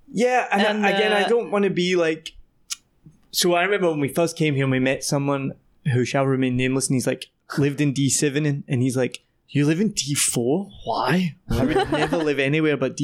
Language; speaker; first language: English; native; English